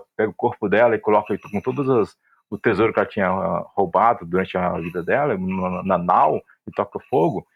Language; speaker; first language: Portuguese; native; Portuguese